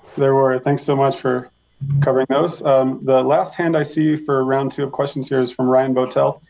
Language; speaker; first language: English; native; English